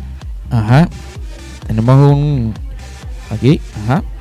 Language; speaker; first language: Spanish; native; Spanish